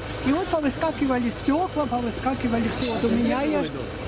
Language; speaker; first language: Russian; native; Russian